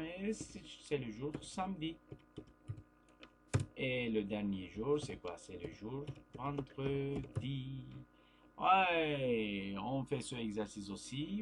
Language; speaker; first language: French; non-native, fluent; Turkish